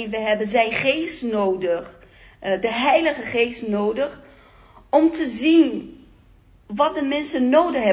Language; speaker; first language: Dutch; non-native, fluent; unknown